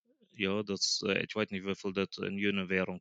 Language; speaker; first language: German; early bilingual, other home language; Plautdietsch